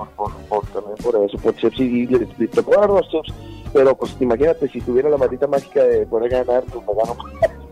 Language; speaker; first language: Spanish; early bilingual, heritage; Spanish